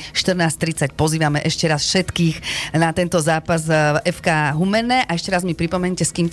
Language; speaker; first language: Slovak; native; Slovak